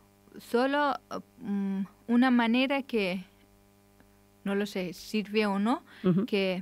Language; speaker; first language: Spanish; non-native, learner; Persian